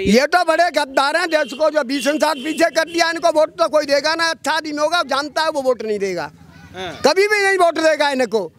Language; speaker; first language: Hindi; native; Hindi